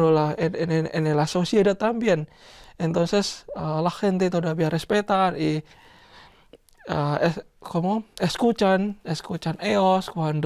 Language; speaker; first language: Spanish; non-native, learner; Indonesian